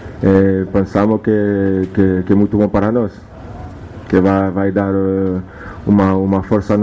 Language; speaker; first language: Portuguese; non-native, fluent; French